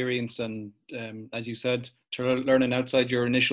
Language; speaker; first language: English; native; English